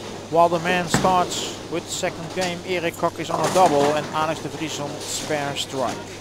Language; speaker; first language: English; non-native, fluent; Dutch